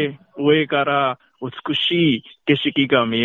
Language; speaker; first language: Japanese; non-native, learner; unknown